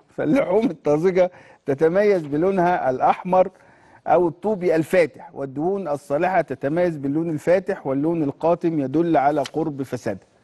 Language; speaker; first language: Egyptian Arabic; native; Egyptian Arabic